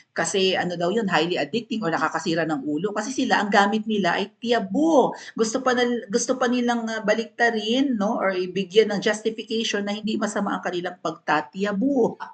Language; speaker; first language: Filipino; non-native, local second language; Cebuano